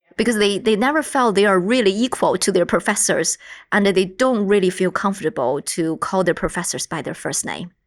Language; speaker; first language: English; non-native, fluent; Chinese